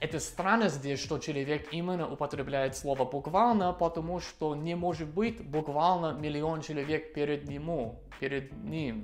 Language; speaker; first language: Russian; non-native, fluent; English